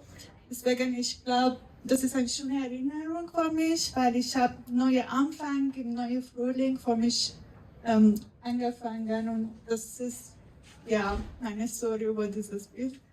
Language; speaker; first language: German; non-native, fluent; Persian